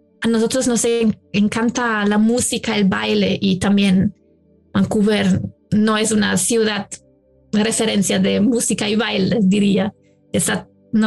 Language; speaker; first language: Spanish; non-native, fluent; German